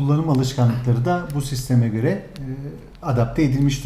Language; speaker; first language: Turkish; native; Turkish